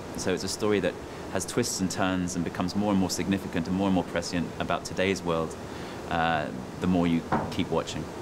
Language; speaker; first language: English; native; English